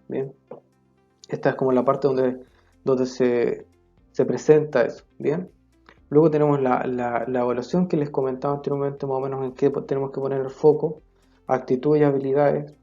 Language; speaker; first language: Spanish; native; Spanish